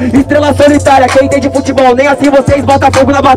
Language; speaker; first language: Portuguese; native; Portuguese